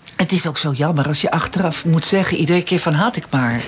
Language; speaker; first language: Dutch; native; Dutch